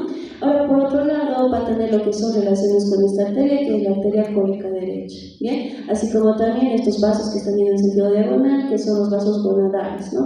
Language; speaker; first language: Spanish; native; Spanish